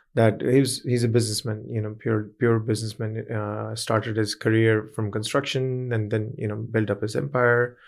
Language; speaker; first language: English; early bilingual, other home language; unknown